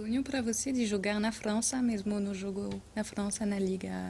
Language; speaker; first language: Portuguese; non-native, learner; French